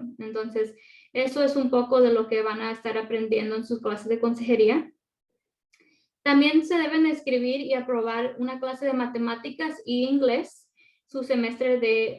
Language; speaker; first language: Spanish; early bilingual, other home language; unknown